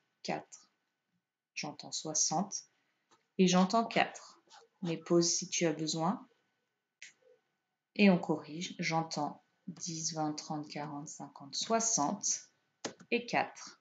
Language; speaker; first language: French; native; French